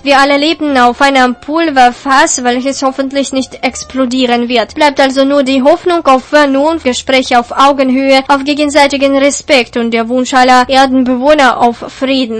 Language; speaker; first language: German; native; German